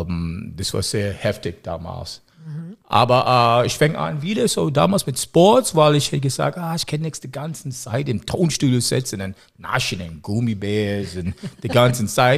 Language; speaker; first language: German; non-native, learner; English